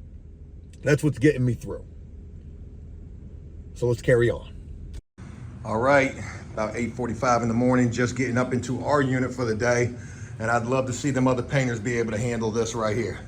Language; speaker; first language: English; native; English